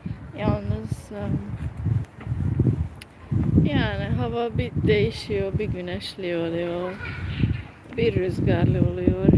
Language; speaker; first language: Turkish; non-native, fluent; Hungarian